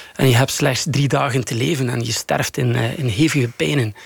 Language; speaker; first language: Dutch; native; Dutch